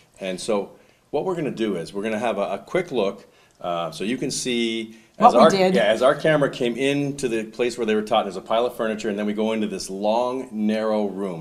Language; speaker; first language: English; native; English